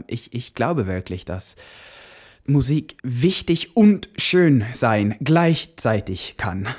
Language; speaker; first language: German; non-native, learner; Norwegian